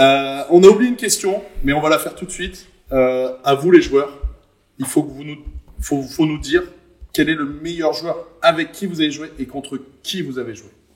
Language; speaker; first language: French; native; French